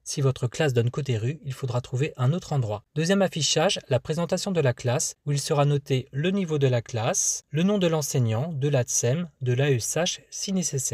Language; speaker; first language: French; native; French